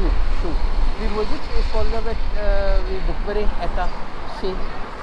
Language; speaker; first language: Russian; non-native, learner; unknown